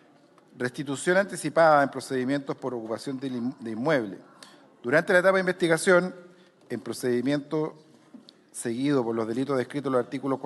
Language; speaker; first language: Spanish; native; Spanish